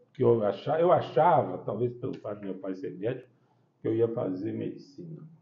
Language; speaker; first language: Portuguese; early bilingual, heritage; Portuguese